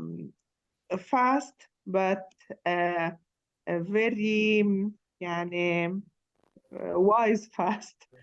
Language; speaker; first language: English; non-native, learner; Arabic